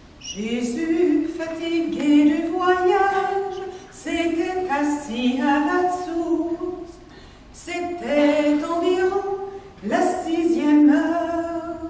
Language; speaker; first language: French; native; French